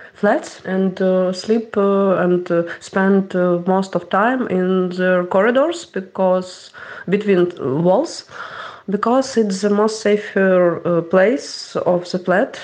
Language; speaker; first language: English; non-native, learner; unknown